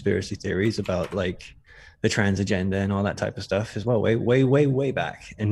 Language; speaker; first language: English; native; English